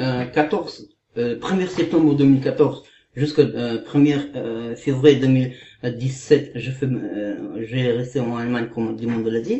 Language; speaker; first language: French; non-native, learner; Kazakh